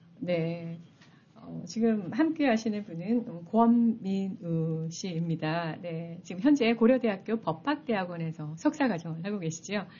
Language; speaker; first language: Korean; native; Korean